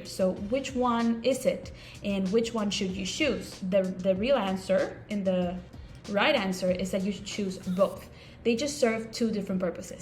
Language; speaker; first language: English; non-native, local second language; Spanish